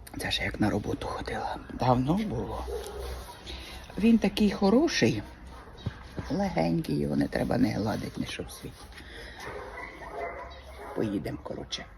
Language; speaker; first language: Ukrainian; native; Ukrainian